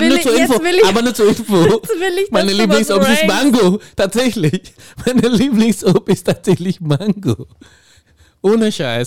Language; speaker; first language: German; non-native, fluent; Indonesian